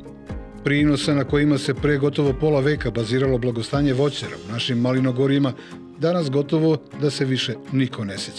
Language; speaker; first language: Serbian; native; Serbian